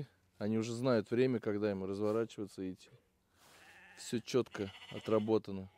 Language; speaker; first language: Russian; native; Russian